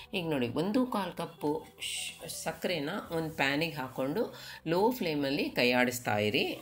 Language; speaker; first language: Kannada; non-native, local second language; Konkani